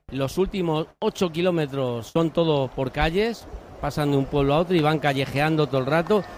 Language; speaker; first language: Spanish; native; Spanish